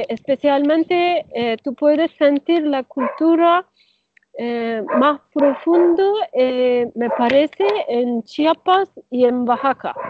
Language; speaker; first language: Spanish; non-native, learner; Turkish